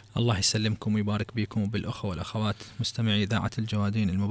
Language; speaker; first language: Arabic; native; Arabic